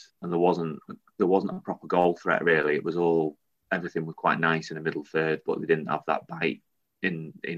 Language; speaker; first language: English; native; English